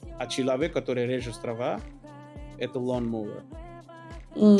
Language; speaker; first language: Russian; non-native, learner; English